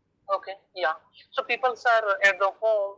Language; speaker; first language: English; non-native, learner; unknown